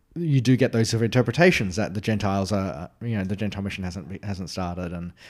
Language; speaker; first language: English; native; English